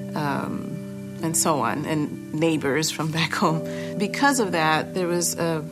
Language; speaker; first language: English; native; English